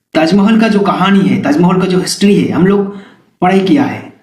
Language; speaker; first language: Hindi; non-native, local second language; Bangla